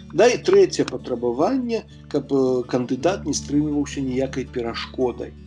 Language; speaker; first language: Belarusian; native; Belarusian